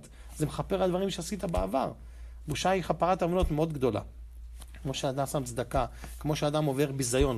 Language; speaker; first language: Hebrew; native; Hebrew